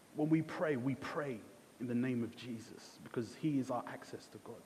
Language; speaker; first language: English; early bilingual, other home language; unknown